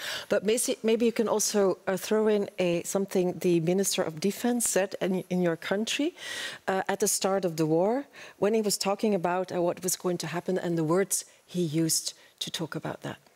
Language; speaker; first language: English; non-native, fluent; Dutch